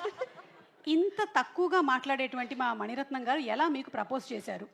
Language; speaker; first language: Telugu; native; Telugu